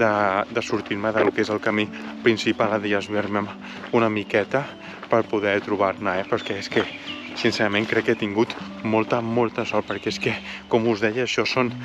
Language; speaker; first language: Catalan; native; Catalan